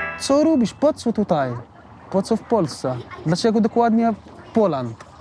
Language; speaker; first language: Polish; non-native, learner; Arabic